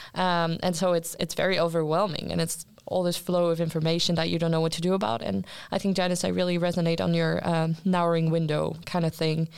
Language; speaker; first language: English; non-native, fluent; French